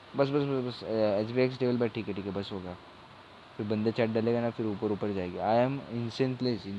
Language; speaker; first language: Hindi; non-native, local second language; Marathi